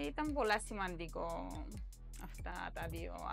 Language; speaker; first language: Greek; non-native, fluent; Romanian